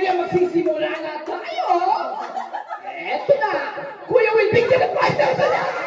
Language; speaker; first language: Filipino; native; Filipino